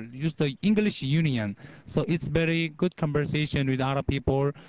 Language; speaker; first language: English; non-native, learner; Korean